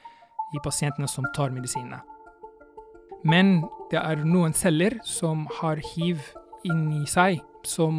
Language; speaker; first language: Norwegian; non-native, fluent; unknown